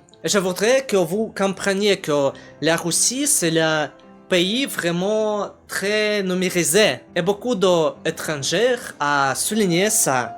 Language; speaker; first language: French; non-native, learner; Russian